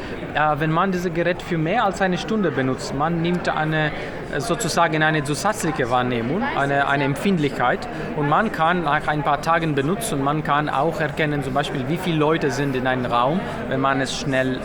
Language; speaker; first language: German; non-native, fluent; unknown